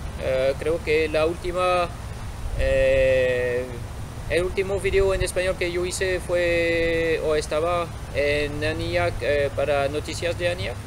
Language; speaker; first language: Spanish; non-native, fluent; French